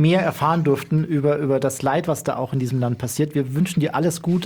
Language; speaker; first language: German; native; German